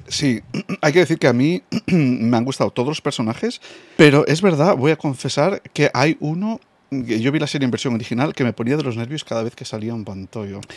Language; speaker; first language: Spanish; non-native, fluent; English